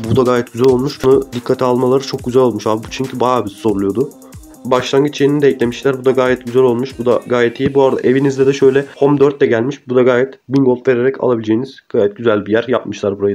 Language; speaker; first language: Turkish; native; Turkish